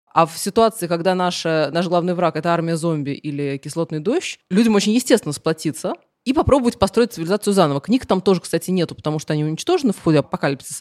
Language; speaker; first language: Russian; native; Russian